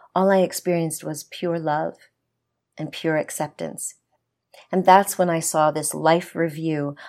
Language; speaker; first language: English; native; English